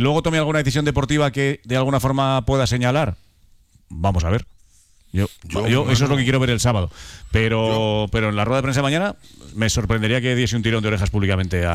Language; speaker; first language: Spanish; native; Spanish